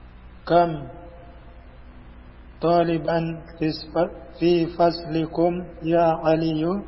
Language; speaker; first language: Arabic; non-native, learner; Indonesian